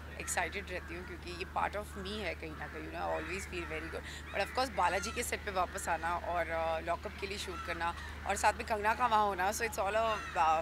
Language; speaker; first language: Hindi; native; Hindi